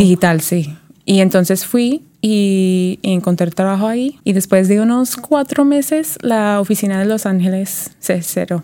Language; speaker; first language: Spanish; early bilingual, heritage; Spanish